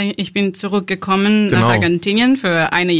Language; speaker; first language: German; non-native, learner; Spanish